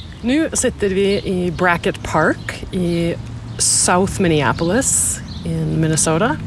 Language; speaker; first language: Norwegian; non-native, fluent; English